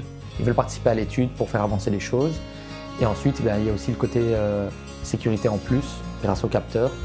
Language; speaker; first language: French; native; French